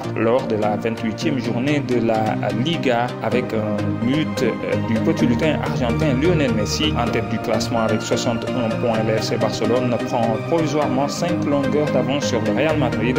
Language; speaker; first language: French; non-native, local second language; Wolof